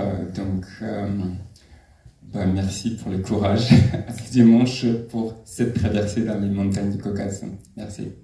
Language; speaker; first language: French; non-native, fluent; Chechen